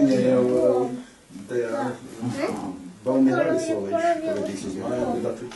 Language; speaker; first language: Latvian; native; Latvian